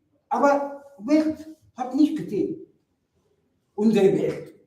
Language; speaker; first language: German; non-native, learner; Mongolian